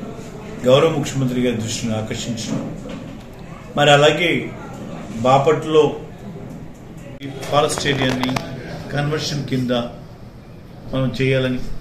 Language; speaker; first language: Telugu; native; Telugu